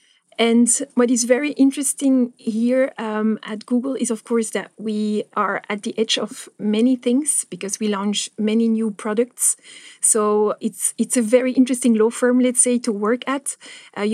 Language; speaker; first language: English; non-native, fluent; Dutch